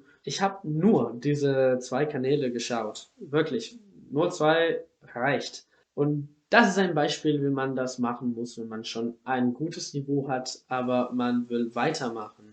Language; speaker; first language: German; non-native, fluent; Spanish